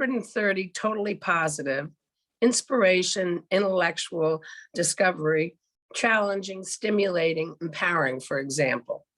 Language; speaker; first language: English; native; English